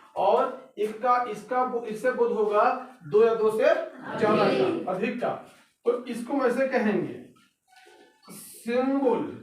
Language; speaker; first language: Hindi; native; Hindi